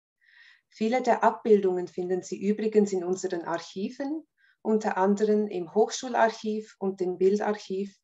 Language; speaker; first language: German; native; German